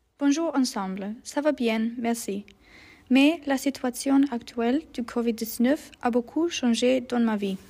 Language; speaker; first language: French; non-native, learner; German